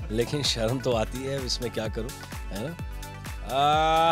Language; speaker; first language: Hindi; native; Hindi